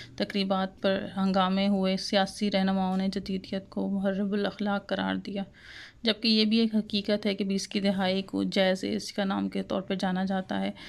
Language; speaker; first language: Urdu; non-native, local second language; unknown